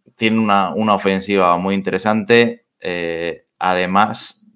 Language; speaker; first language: Spanish; native; Spanish